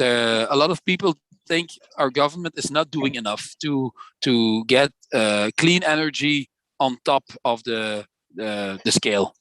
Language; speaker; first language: English; non-native, fluent; Dutch